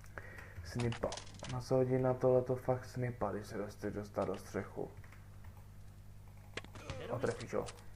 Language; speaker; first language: Czech; native; Czech